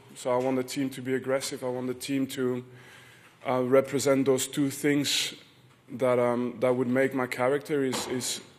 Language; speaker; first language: English; non-native, fluent; French